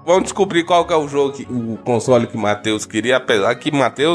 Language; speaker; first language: Portuguese; native; Portuguese